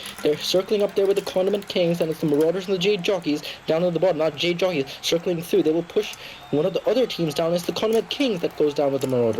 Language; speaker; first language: English; native; English